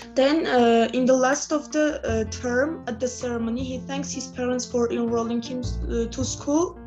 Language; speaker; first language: English; non-native, fluent; Armenian